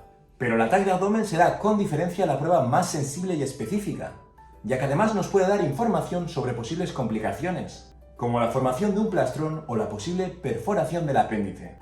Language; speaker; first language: Spanish; native; Spanish